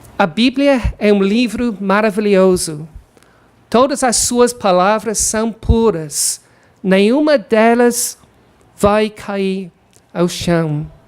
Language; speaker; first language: Portuguese; non-native, fluent; English